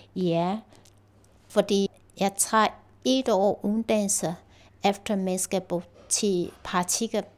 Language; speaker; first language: Danish; non-native, learner; Chinese